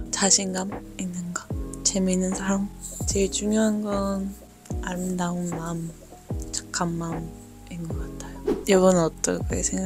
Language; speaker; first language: Korean; non-native, fluent; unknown